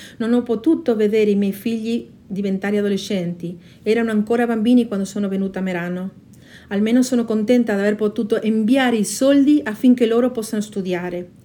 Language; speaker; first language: Italian; non-native, fluent; Spanish